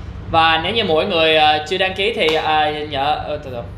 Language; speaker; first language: Vietnamese; non-native, fluent; English